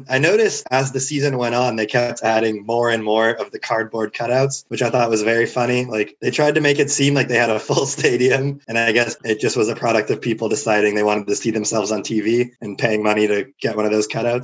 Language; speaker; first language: English; native; English